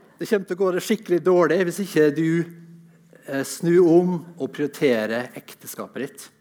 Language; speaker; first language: Norwegian; native; Norwegian